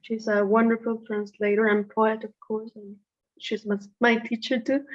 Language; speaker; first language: English; non-native, fluent; Spanish